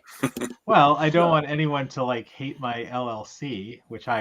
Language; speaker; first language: English; native; English